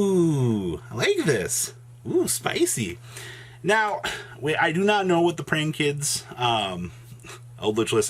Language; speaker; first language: English; native; English